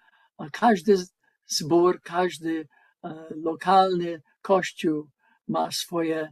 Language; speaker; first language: Polish; non-native, learner; English